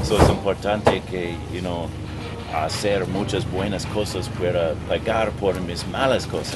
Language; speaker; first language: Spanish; non-native, learner; English